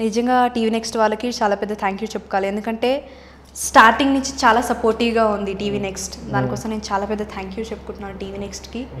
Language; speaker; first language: Telugu; early bilingual, other home language; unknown